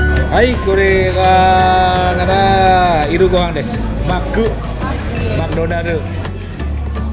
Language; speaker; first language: Japanese; non-native, learner; Indonesian